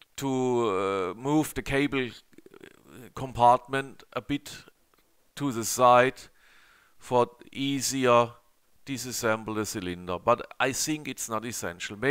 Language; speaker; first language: English; non-native, learner; German